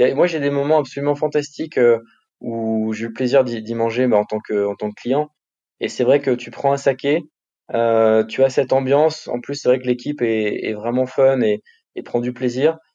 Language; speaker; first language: French; native; French